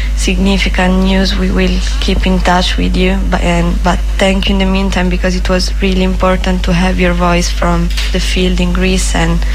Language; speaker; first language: English; non-native, fluent; Italian